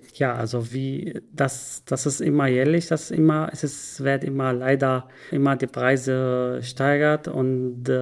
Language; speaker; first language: German; non-native, learner; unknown